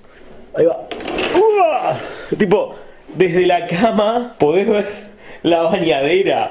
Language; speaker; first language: Spanish; native; Spanish